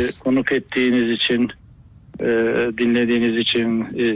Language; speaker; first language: Turkish; native; Turkish